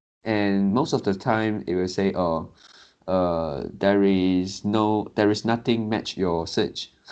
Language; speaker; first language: English; non-native, local second language; Chinese